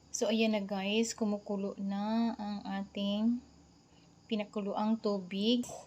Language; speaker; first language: Filipino; non-native, local second language; Cebuano